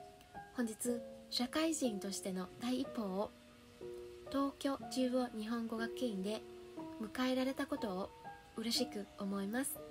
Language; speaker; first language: Japanese; non-native, fluent; Vietnamese